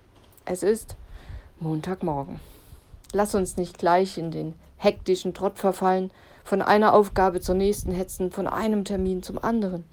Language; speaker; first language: German; native; German